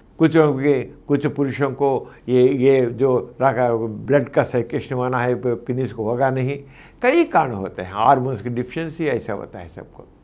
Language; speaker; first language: Hindi; non-native, local second language; Telugu